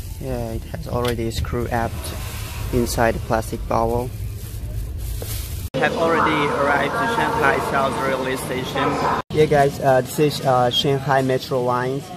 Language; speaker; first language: English; non-native, learner; Tajik